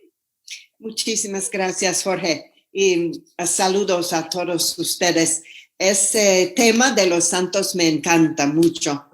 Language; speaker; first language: Spanish; non-native, fluent; English